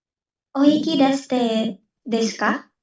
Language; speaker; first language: Japanese; non-native, learner; Indonesian